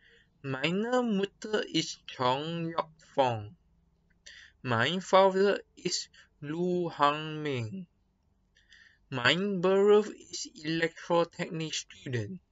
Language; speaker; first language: German; non-native, learner; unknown